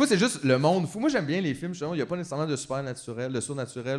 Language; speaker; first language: French; native; French